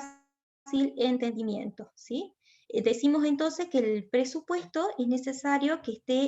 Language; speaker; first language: Spanish; native; Spanish